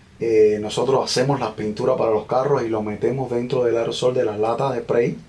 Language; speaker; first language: Spanish; native; Spanish